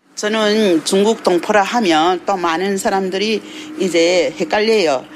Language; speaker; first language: Korean; early bilingual, heritage; Korean